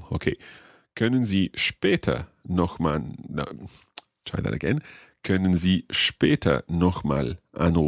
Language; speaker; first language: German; non-native, learner; English